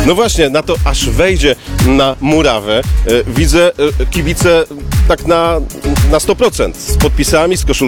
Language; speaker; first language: Polish; native; Polish